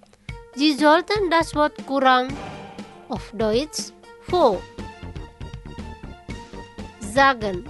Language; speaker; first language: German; non-native, learner; Indonesian